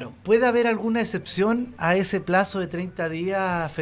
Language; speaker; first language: Spanish; native; Spanish